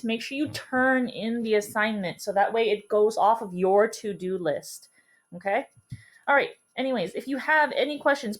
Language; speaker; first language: English; native; English